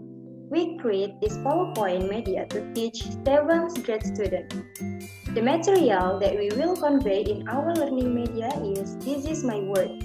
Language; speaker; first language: English; non-native, learner; Indonesian